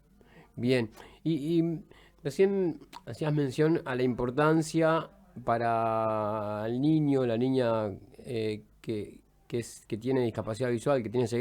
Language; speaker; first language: Spanish; native; Spanish